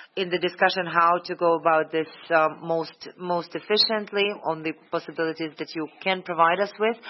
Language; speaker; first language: English; non-native, fluent; Ukrainian